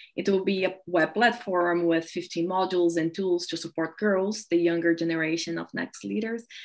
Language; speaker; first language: English; non-native, fluent; Portuguese